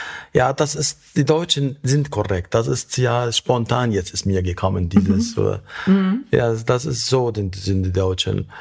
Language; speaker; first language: German; non-native, fluent; Arabic